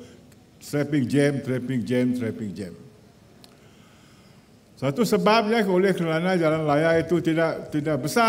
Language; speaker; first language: Malay; native; Malay